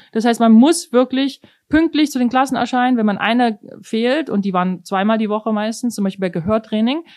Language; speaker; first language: German; native; German